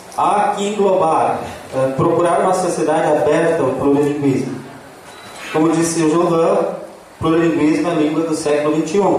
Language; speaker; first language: Portuguese; non-native, local second language; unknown